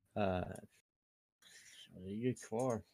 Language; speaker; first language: Swedish; non-native, fluent; German